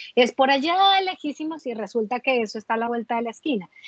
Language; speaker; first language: Spanish; native; Spanish